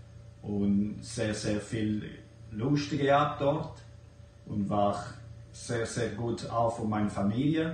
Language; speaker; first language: German; non-native, learner; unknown